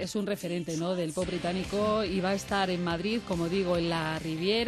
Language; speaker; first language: Spanish; native; Spanish